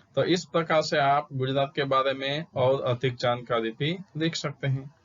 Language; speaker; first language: Hindi; non-native, local second language; Gujarati